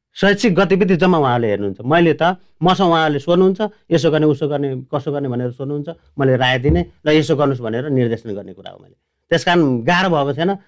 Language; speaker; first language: Nepali; native; Nepali